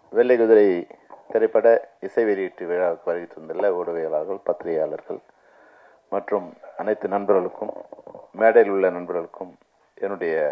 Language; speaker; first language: Tamil; native; Tamil